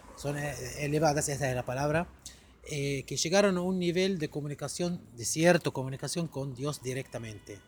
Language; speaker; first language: Spanish; non-native, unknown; Arabic